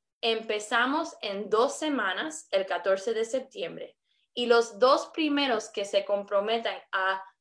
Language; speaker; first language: Spanish; early bilingual, heritage; English